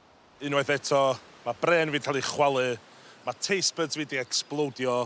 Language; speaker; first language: Welsh; native; Welsh